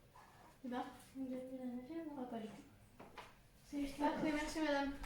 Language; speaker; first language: French; native; French